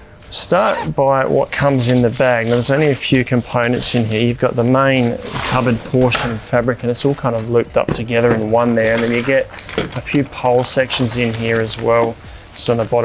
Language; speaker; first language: English; native; English